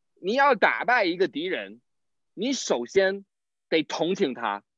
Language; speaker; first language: Chinese; non-native, fluent; English